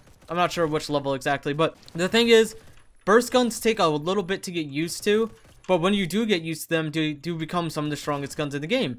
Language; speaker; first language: English; native; English